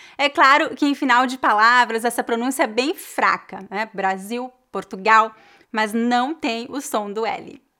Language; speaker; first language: Portuguese; native; Portuguese